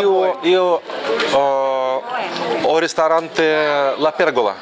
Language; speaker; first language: Italian; non-native, learner; Russian